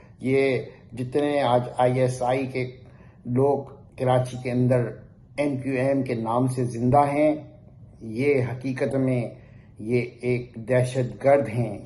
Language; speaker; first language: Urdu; native; Urdu